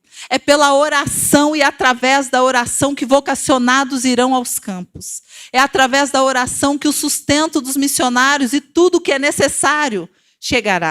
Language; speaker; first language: Portuguese; native; Portuguese